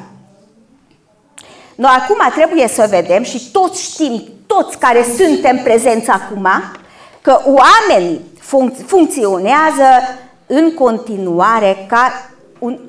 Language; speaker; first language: Romanian; non-native, local second language; Hungarian